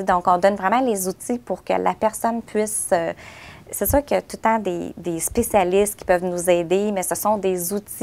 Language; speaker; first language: French; native; French